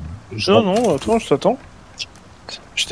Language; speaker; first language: French; native; French